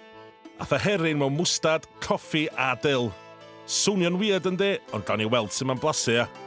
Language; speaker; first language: Welsh; native; Welsh